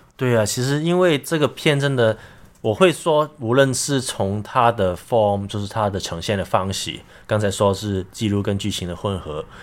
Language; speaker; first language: Chinese; non-native, local second language; Cantonese